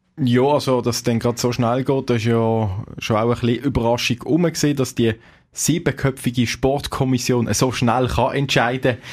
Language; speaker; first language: German; native; German